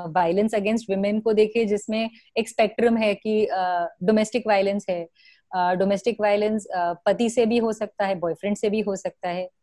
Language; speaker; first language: Hindi; non-native, local second language; Marathi